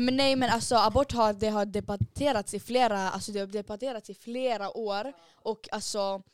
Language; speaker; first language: Swedish; early bilingual, other home language; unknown